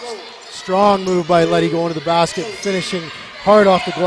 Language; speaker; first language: English; native; English